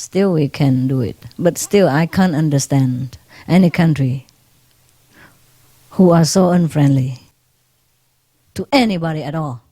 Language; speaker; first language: English; non-native, fluent; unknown